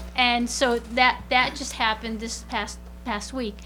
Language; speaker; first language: English; early bilingual, other home language; Spanish